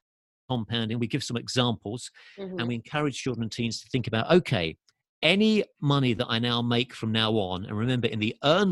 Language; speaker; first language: English; native; English